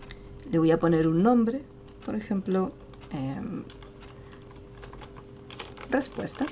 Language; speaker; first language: Spanish; native; Spanish